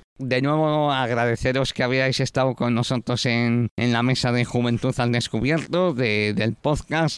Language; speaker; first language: Spanish; native; Spanish